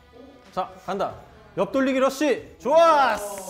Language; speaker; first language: Korean; native; Korean